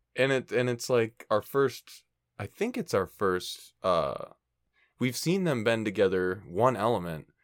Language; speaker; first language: English; native; English